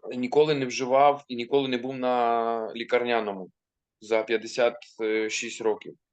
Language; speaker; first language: Ukrainian; non-native, local second language; Russian